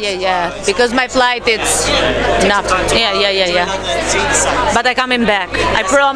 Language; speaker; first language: English; non-native, learner; Albanian